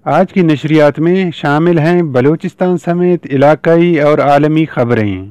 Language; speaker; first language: Urdu; non-native, local second language; Baluchi